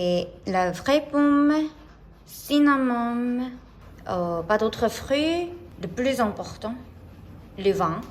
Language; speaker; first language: French; non-native, learner; Korean